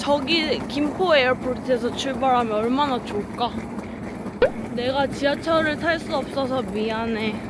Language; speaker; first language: Korean; non-native, learner; Mongolian